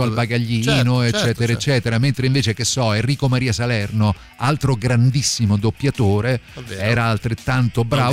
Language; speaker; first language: Italian; native; Italian